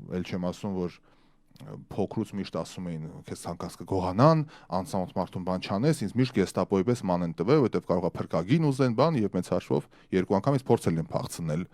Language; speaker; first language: Armenian; early bilingual, other home language; Russian